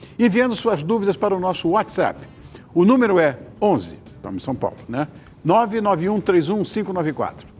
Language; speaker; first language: Portuguese; native; Portuguese